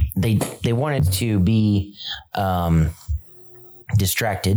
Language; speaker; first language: English; native; English